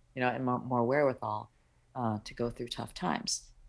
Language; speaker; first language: English; early bilingual, other home language; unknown